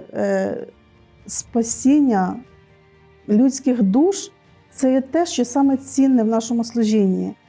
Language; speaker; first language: Ukrainian; native; Ukrainian